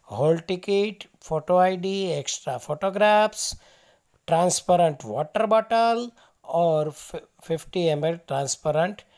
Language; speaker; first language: Hindi; non-native, local second language; Gujarati